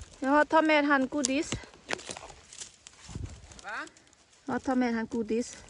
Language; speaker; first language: Swedish; non-native, learner; Thai